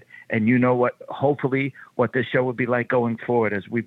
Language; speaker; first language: English; native; English